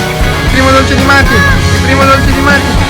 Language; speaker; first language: Italian; native; Italian